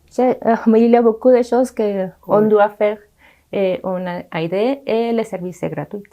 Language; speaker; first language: French; non-native, learner; Spanish